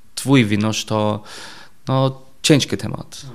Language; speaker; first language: Polish; non-native, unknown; German